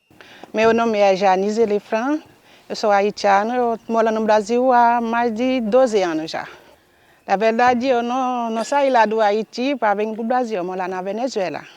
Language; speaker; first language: Portuguese; non-native, learner; Haitian Creole